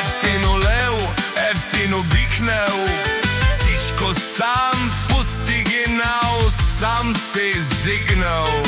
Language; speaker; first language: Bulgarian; non-native, local second language; Romany